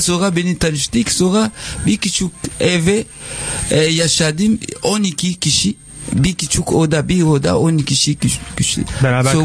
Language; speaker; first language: Turkish; non-native, learner; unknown